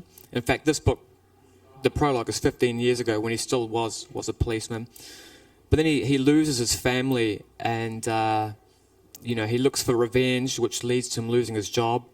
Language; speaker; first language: English; native; English